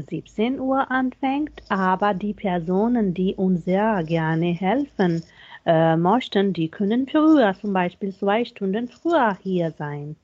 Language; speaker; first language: German; non-native, fluent; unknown